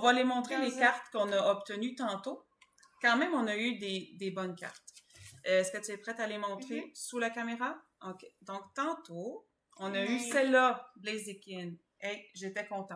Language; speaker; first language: French; native; French